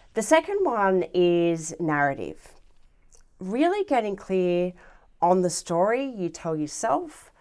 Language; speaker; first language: English; native; English